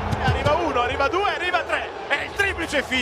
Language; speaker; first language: Italian; native; Italian